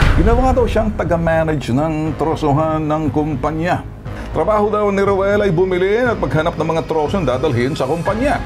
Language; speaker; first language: Filipino; native; Filipino